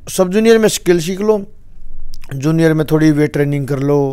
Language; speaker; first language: Hindi; native; Hindi